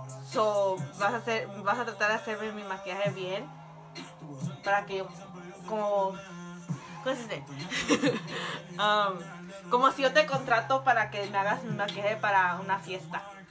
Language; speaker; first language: Spanish; early bilingual, heritage; Spanish